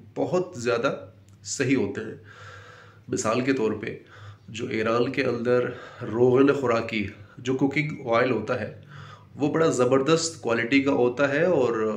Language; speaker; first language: Urdu; non-native, fluent; Baluchi